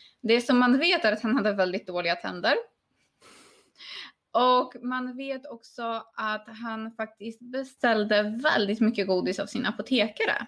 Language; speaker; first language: Swedish; non-native, fluent; Polish